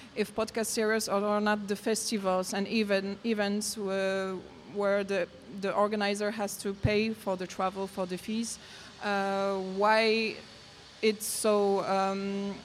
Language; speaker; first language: English; non-native, learner; Polish